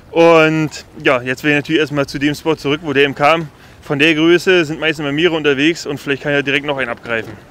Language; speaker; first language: German; native; German